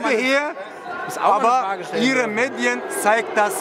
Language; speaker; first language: German; non-native, learner; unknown